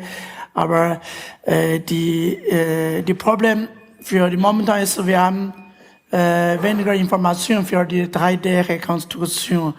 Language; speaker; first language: German; non-native, learner; Chinese